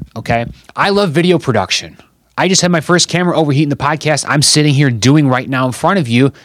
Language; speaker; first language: English; native; English